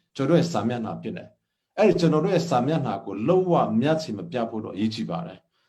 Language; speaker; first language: Burmese; non-native, local second language; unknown